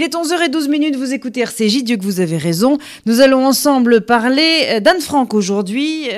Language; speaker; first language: French; native; French